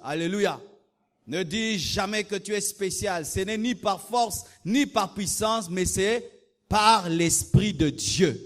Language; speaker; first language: French; non-native, local second language; Lingala